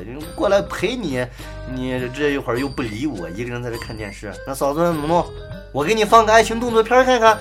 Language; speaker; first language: Chinese; native; Chinese